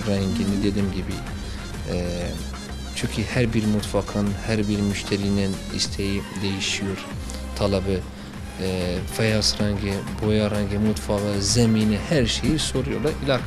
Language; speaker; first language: Turkish; non-native, learner; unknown